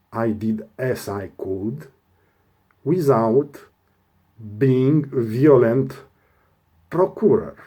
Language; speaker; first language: English; non-native, learner; Romanian